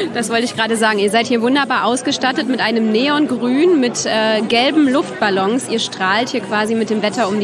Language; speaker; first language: German; native; German